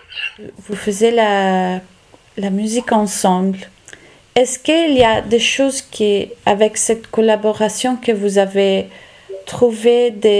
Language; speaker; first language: French; non-native, local second language; Italian